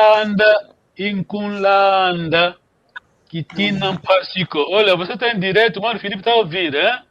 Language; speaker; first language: Portuguese; non-native, fluent; Kongo